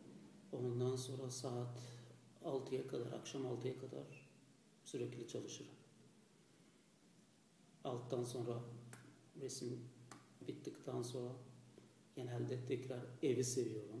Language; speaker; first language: Turkish; non-native, fluent; Azerbaijani